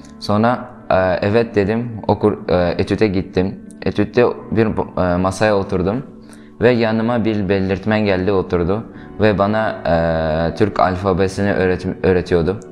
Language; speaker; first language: Turkish; non-native, fluent; Uyghur